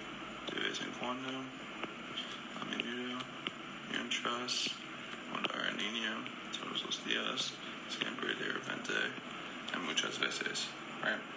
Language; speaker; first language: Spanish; non-native, fluent; English